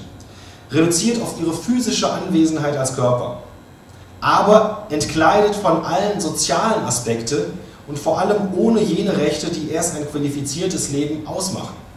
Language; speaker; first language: German; native; German